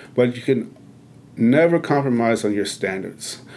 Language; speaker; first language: English; native; English